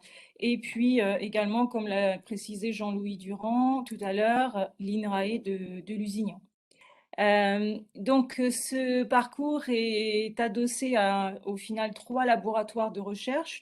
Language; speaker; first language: French; native; French